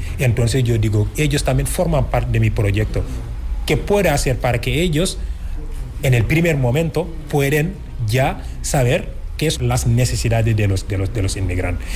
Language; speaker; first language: Spanish; non-native, fluent; Wolof